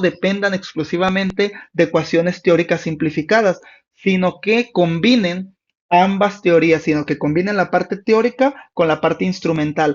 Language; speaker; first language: Spanish; native; Spanish